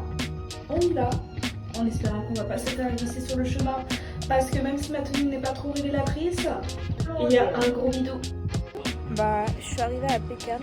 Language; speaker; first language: French; native; French